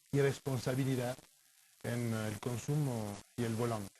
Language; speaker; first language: Spanish; non-native, fluent; French